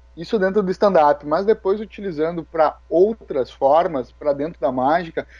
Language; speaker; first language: Portuguese; native; Portuguese